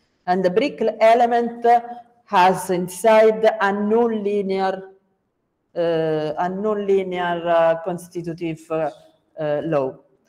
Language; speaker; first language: English; non-native, fluent; Italian